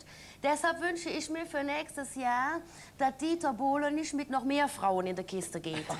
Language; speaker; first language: German; native; German